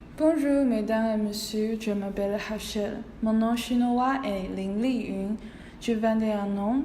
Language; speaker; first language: French; non-native, learner; Chinese